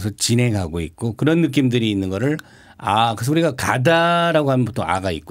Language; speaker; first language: Korean; native; Korean